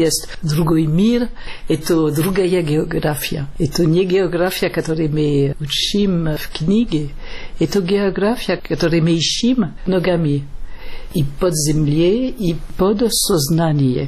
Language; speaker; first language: Russian; non-native, fluent; French